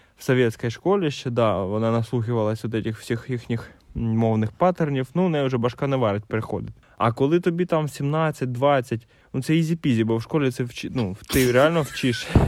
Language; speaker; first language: Ukrainian; non-native, local second language; Russian